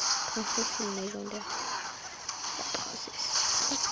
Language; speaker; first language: French; native; French